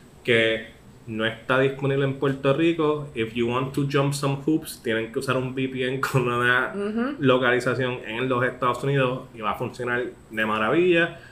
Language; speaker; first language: Spanish; early bilingual, heritage; Spanish